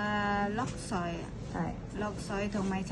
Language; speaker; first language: Cantonese; non-native, learner; Indonesian